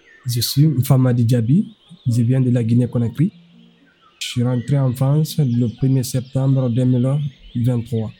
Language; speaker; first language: French; non-native, learner; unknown